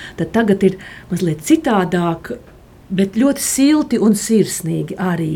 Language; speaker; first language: Latvian; native; Latvian